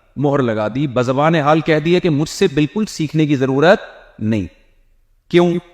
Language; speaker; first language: Urdu; native; Urdu